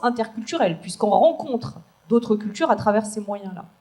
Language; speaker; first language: French; native; French